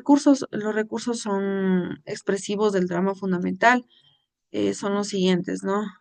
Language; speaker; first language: Spanish; native; Spanish